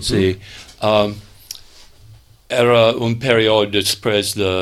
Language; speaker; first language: Catalan; non-native, learner; English